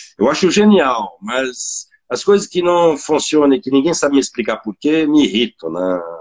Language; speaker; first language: Portuguese; non-native, fluent; French